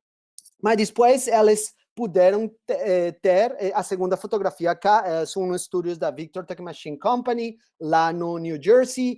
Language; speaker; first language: Portuguese; non-native, fluent; Spanish